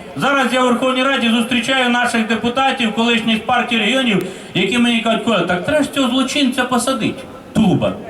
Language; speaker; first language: Ukrainian; native; Ukrainian